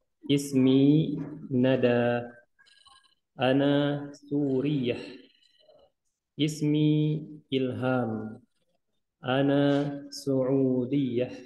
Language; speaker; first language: Arabic; non-native, fluent; Indonesian